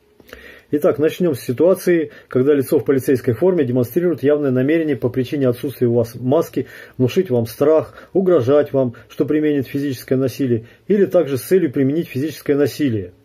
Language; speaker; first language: Russian; native; Russian